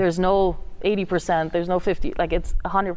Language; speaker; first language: English; non-native, fluent; Dutch